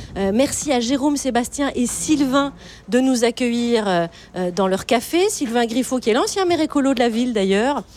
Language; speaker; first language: French; native; French